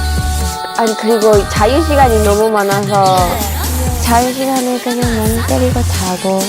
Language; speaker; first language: Korean; non-native, fluent; Japanese